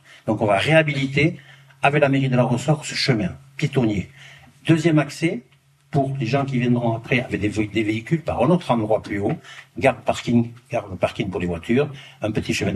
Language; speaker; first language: French; native; French